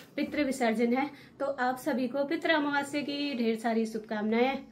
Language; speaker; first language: Hindi; native; Hindi